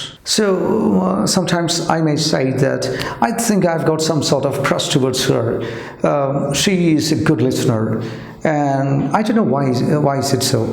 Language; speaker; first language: English; non-native, local second language; Malayalam